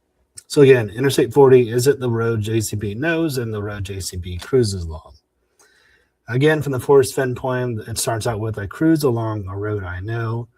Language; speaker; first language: English; native; English